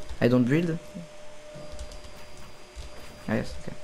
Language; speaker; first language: English; non-native, learner; French